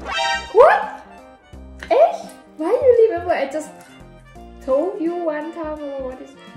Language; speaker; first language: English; non-native, learner; Thai